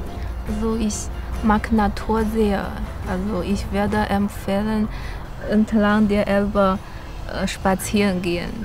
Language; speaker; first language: German; non-native, learner; Chinese